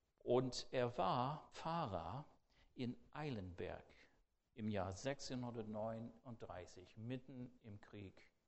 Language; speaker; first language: German; non-native, fluent; English